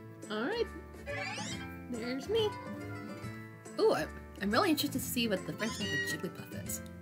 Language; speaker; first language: English; native; English